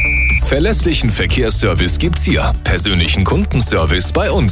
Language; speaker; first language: German; native; German